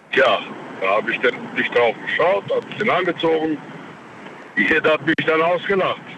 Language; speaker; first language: German; non-native, fluent; Chinese